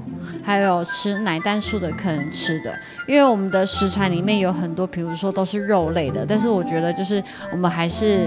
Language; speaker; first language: Chinese; native; Chinese